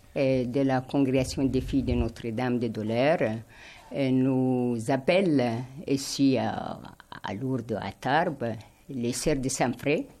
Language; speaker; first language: French; non-native, fluent; Arabic